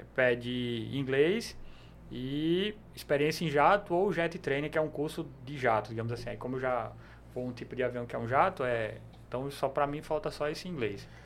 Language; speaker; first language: Portuguese; native; Portuguese